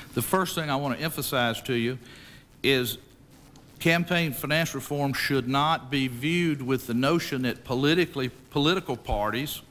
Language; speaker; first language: English; native; English